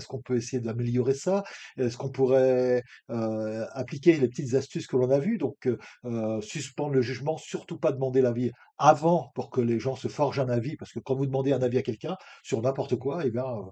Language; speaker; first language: French; native; French